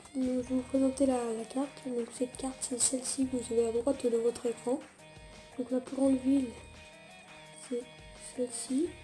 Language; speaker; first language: French; native; French